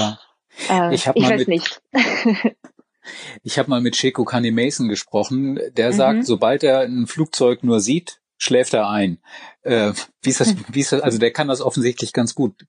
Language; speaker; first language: German; native; German